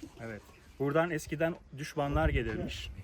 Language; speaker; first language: Turkish; native; Turkish